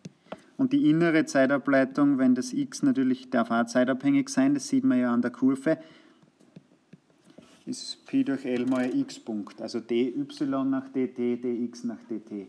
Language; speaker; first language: German; native; German